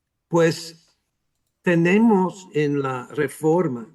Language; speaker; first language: Spanish; non-native, fluent; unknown